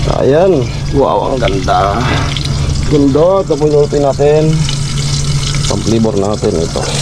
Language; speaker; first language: Filipino; non-native, local second language; Bikol